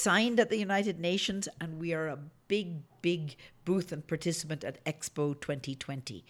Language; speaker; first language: English; native; English